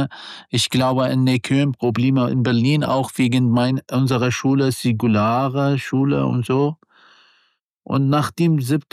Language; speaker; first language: German; non-native, learner; Arabic